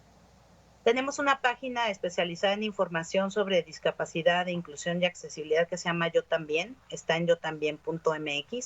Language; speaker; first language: Spanish; native; Spanish